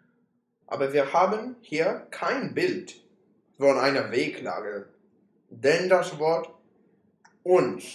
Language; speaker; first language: German; non-native, learner; English